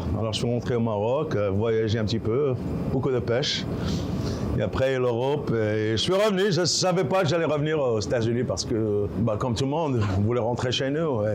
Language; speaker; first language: French; non-native, local second language; Arabic